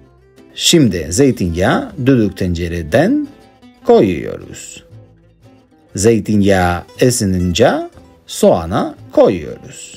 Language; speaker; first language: Turkish; non-native, learner; Spanish